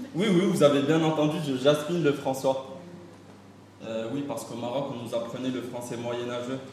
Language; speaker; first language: French; non-native, local second language; Arabic